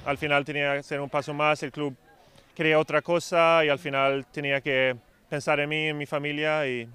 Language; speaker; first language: Spanish; non-native, fluent; Swedish